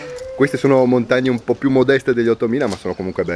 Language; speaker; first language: Italian; native; Italian